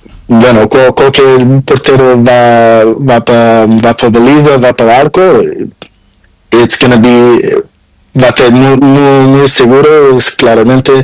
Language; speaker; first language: Spanish; non-native, learner; Portuguese